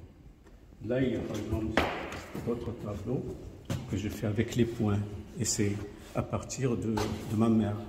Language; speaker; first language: French; non-native, local second language; Arabic